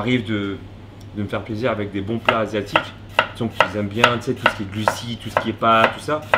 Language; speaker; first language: French; native; French